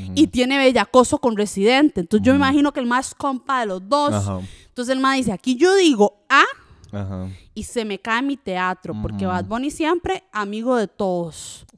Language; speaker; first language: Spanish; early bilingual, other home language; French